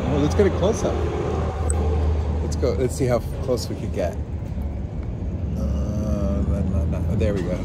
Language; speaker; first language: English; native; English